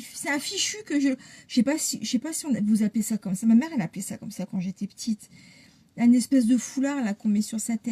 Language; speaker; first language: French; native; French